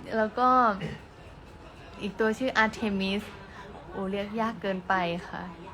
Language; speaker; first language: Thai; native; Thai